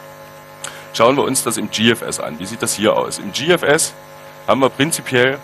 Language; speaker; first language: German; native; German